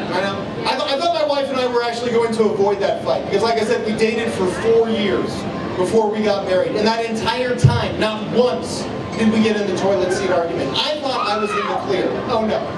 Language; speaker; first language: English; native; English